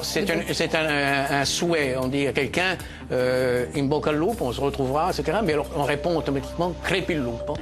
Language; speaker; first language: French; native; French